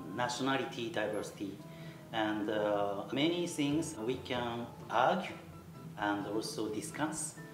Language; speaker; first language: English; non-native, fluent; Japanese